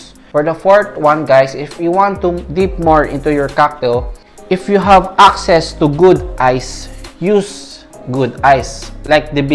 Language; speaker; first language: English; non-native, local second language; Filipino